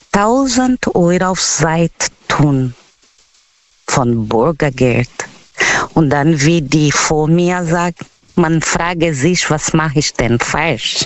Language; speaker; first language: German; non-native, learner; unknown